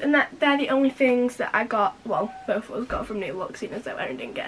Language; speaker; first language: English; native; English